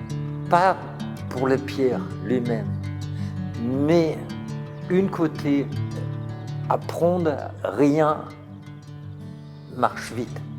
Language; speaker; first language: French; non-native, fluent; German